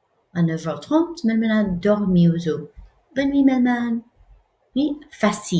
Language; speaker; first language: French; non-native, fluent; English